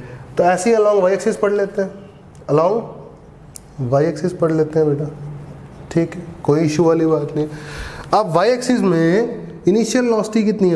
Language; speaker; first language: Hindi; native; Hindi